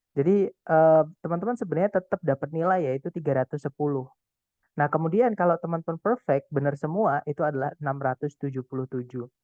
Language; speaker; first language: Indonesian; non-native, local second language; Javanese